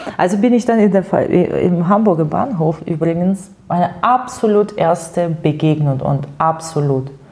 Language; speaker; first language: German; non-native, fluent; Russian